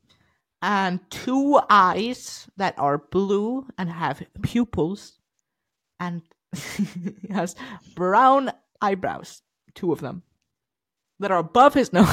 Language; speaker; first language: English; non-native, fluent; Icelandic